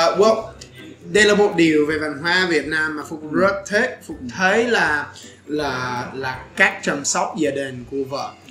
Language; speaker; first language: Vietnamese; non-native, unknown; English